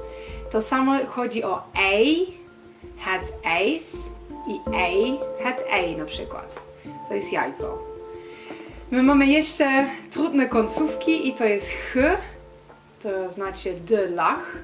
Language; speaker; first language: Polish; non-native, learner; Dutch